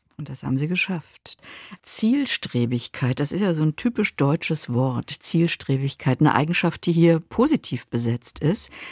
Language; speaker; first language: German; native; German